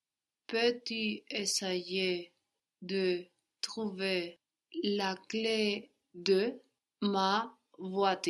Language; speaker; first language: French; non-native, learner; English